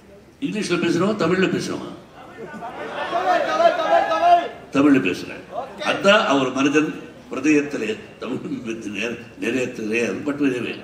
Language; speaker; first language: Tamil; non-native, learner; Telugu